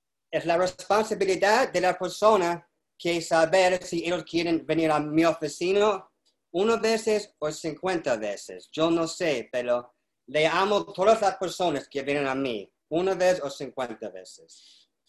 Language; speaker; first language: Spanish; non-native, learner; English